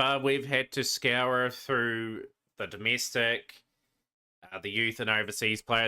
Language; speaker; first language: English; native; English